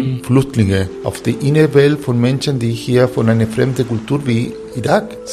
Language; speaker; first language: German; non-native, fluent; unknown